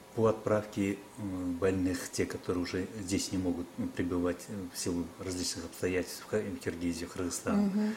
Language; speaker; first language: Russian; non-native, local second language; Kyrgyz